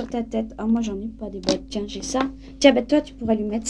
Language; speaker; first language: French; native; French